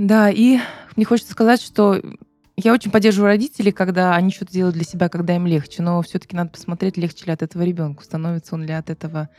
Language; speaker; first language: Russian; native; Russian